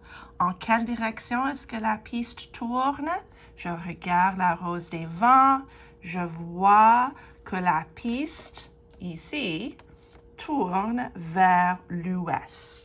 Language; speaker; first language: French; non-native, fluent; English